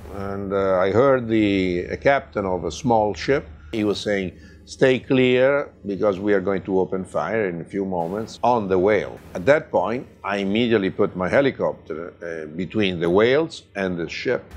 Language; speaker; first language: English; non-native, fluent; Italian